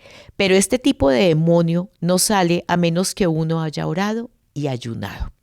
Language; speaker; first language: Spanish; native; Spanish